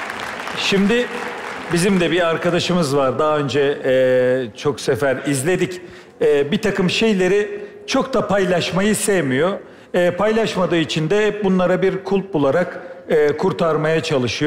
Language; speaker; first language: Turkish; native; Turkish